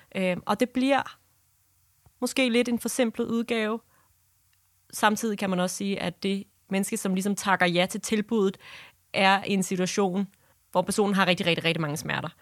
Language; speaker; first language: Danish; native; Danish